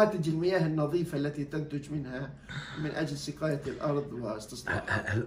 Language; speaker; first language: Arabic; native; Arabic